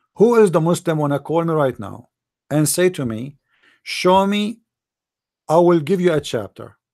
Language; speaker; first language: English; non-native, local second language; Arabic